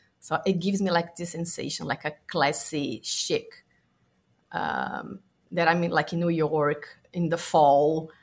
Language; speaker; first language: English; non-native, fluent; Portuguese